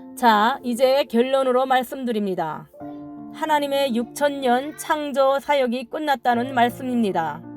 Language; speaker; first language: Korean; native; Korean